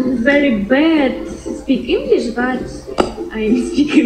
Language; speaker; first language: English; non-native, learner; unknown